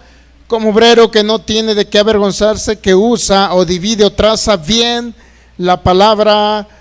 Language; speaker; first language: Spanish; native; Spanish